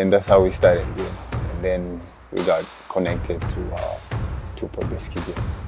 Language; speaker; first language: English; non-native, local second language; Shona